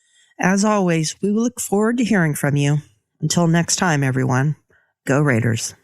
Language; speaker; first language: English; native; English